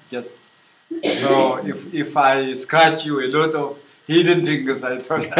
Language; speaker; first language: English; non-native, learner; Amharic